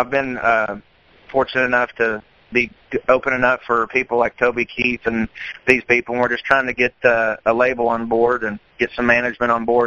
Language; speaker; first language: English; native; English